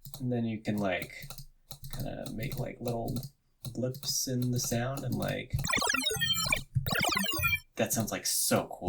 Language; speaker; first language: English; native; English